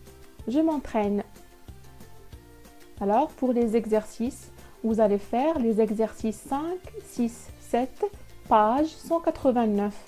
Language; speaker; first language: French; non-native, local second language; Arabic